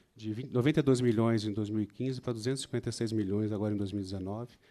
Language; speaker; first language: Portuguese; native; Portuguese